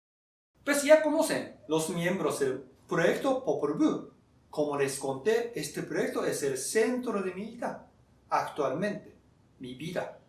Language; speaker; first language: Spanish; non-native, fluent; Japanese